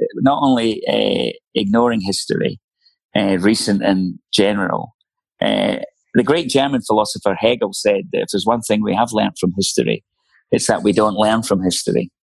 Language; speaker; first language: English; native; English